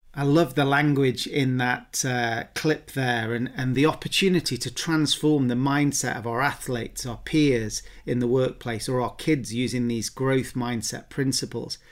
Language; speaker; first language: English; native; English